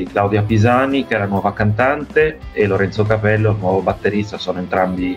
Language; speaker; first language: Italian; native; Italian